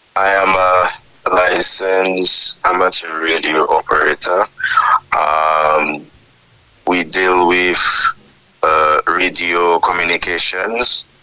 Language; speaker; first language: English; native; English